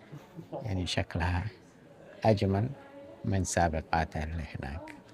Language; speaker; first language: Arabic; native; Arabic